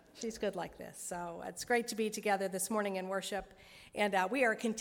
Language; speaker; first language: English; native; English